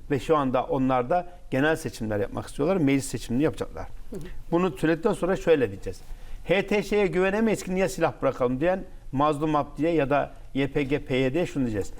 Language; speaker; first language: Turkish; native; Turkish